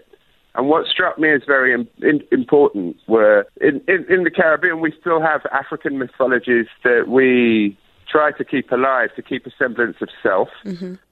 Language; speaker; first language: English; native; English